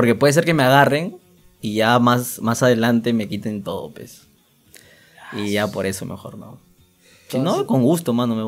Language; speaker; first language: Spanish; native; Spanish